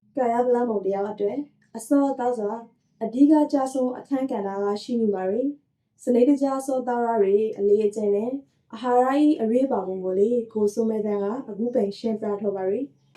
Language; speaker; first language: Burmese; native; Burmese